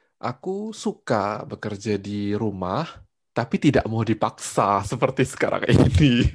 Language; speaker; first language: Indonesian; native; Indonesian